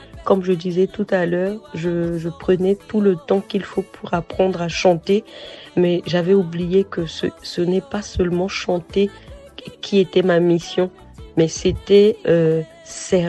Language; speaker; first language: French; non-native, local second language; Sango